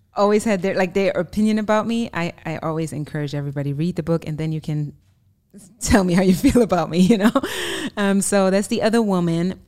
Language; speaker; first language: English; non-native, fluent; German